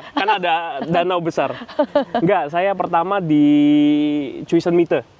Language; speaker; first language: Indonesian; native; Indonesian